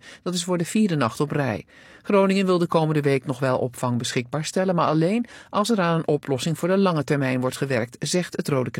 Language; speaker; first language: Dutch; native; Dutch